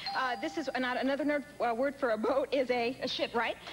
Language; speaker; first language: English; native; English